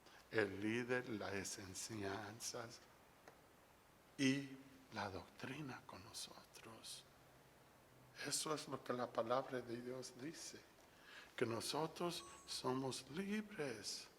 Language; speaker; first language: Spanish; non-native, fluent; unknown